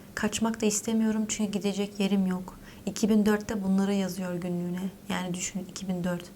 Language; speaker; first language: Turkish; early bilingual, other home language; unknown